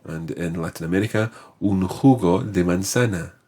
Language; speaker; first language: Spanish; non-native, fluent; English